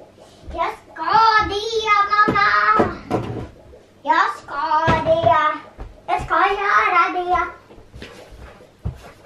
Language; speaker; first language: Swedish; early bilingual, other home language; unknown